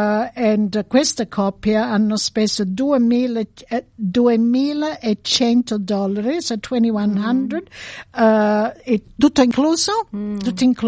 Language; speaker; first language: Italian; early bilingual, heritage; Italian